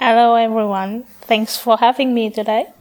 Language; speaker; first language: English; non-native, fluent; Chinese